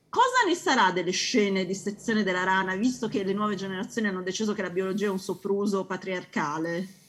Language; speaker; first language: Italian; native; Italian